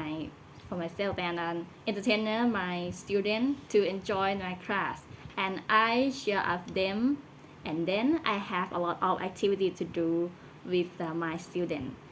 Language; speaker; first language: English; non-native, learner; Thai